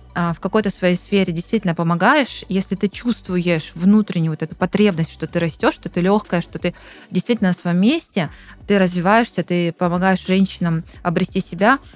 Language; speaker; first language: Russian; native; Russian